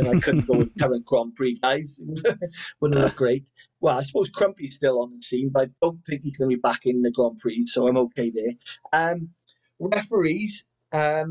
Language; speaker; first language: English; native; English